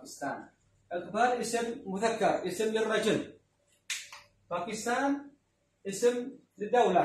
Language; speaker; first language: Arabic; non-native, fluent; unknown